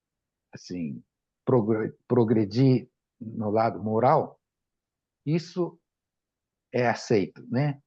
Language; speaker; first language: Portuguese; non-native, fluent; Japanese